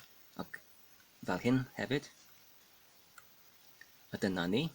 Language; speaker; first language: Welsh; non-native, learner; Polish